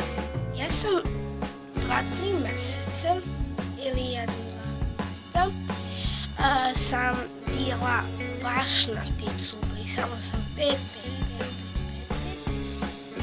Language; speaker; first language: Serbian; early bilingual, heritage; Serbian